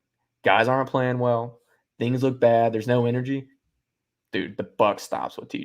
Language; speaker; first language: English; native; English